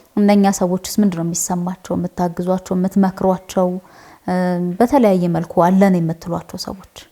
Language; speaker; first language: Amharic; native; Amharic